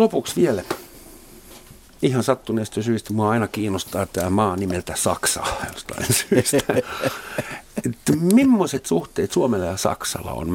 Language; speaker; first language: Finnish; non-native, fluent; German